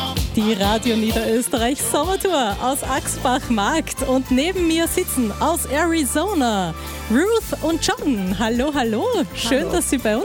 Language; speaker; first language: German; native; German